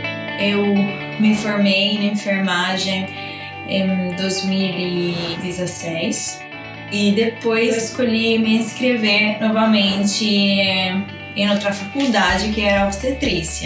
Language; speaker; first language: Portuguese; non-native, fluent; Italian